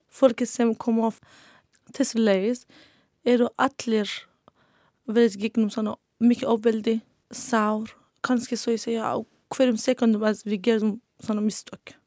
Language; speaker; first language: Icelandic; non-native, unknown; Persian